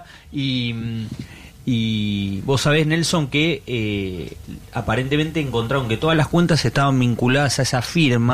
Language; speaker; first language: Spanish; native; Spanish